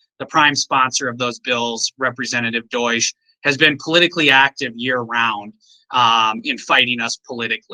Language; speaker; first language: English; native; English